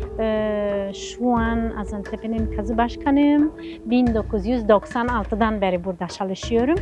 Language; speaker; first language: Turkish; non-native, fluent; Italian